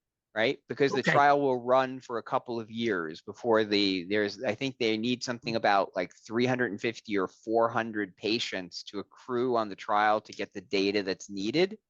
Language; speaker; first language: English; native; English